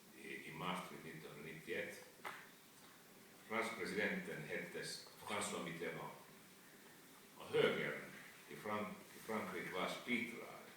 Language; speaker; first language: Swedish; non-native, fluent; Finnish